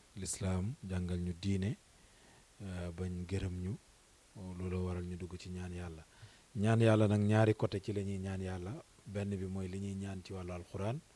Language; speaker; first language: Wolof; non-native, local second language; Serer